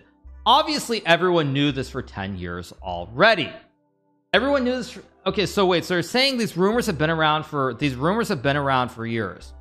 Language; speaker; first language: English; native; English